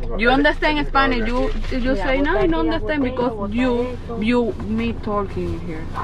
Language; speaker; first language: English; non-native, learner; Spanish